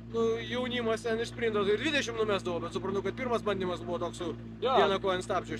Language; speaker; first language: Lithuanian; native; Lithuanian